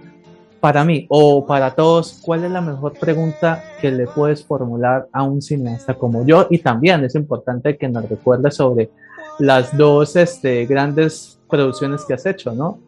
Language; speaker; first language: Spanish; native; Spanish